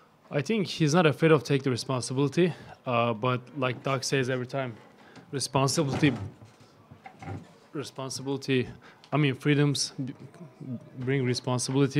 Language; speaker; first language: English; non-native, fluent; Turkish